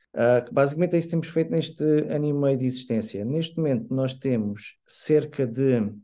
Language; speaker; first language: Portuguese; native; Portuguese